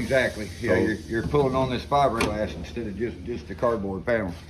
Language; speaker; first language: English; native; English